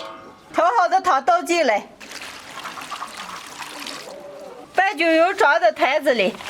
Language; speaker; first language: Chinese; native; Chinese